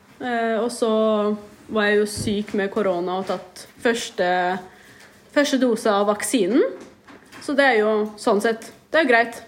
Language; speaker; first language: Norwegian; early bilingual, other home language; Kurdish